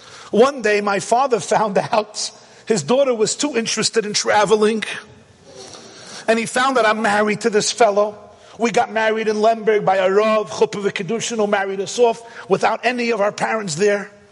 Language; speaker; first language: English; native; English